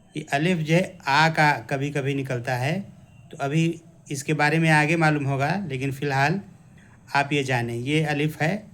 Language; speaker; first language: Hindi; native; Hindi